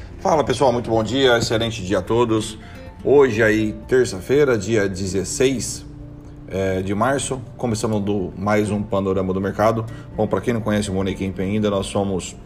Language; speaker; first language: Portuguese; native; Portuguese